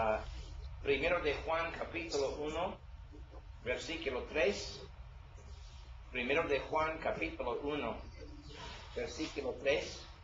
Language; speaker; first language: Spanish; non-native, learner; English